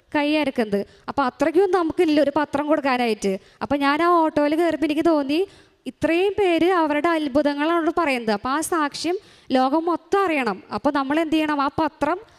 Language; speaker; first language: Malayalam; native; Malayalam